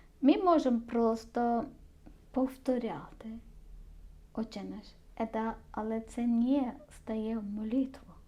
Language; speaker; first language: Ukrainian; non-native, learner; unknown